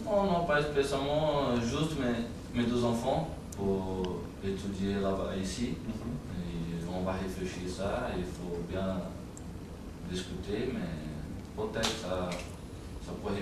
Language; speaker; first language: French; non-native, learner; Portuguese